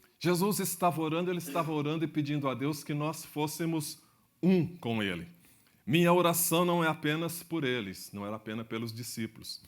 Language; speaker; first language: Portuguese; native; Portuguese